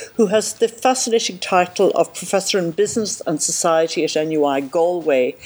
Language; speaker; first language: English; native; English